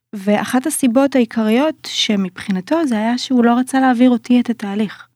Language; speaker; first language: Hebrew; early bilingual, other home language; Russian